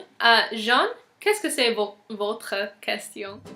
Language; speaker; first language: French; non-native, learner; English